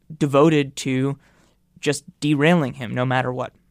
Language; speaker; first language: English; native; English